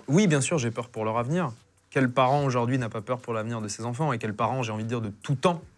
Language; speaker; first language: French; native; French